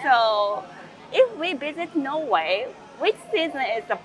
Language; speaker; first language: English; non-native, learner; Japanese